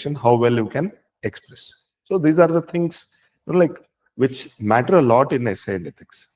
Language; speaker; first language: English; non-native, local second language; Kannada